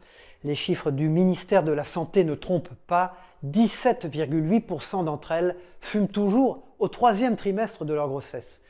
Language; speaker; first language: French; native; French